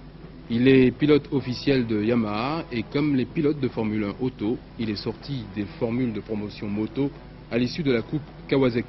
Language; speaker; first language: French; native; French